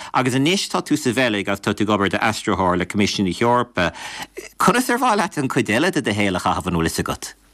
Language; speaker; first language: Irish; native; Irish